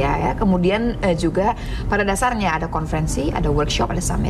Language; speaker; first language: Indonesian; native; Indonesian